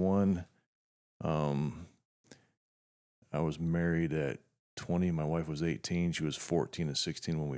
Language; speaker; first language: English; native; English